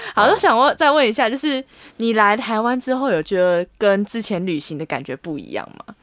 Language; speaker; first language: Chinese; native; Chinese